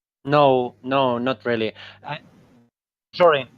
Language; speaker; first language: English; non-native, fluent; Spanish